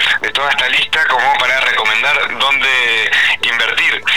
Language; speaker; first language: Spanish; native; Spanish